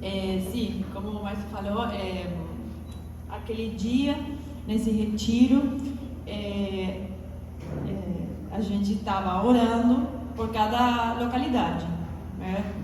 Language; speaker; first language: Portuguese; non-native, fluent; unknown